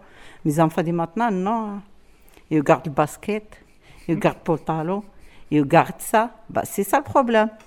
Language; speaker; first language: French; non-native, learner; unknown